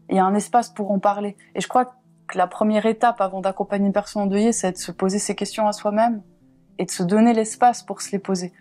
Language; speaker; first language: French; native; French